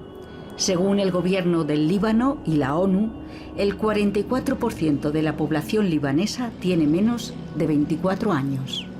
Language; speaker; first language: Spanish; native; Spanish